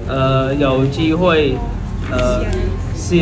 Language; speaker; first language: Chinese; non-native, learner; Khmer